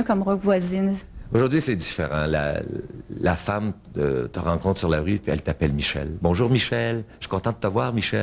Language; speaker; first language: French; native; French